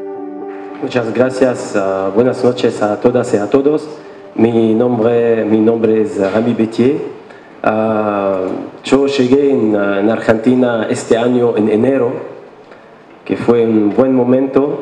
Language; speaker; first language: Spanish; non-native, fluent; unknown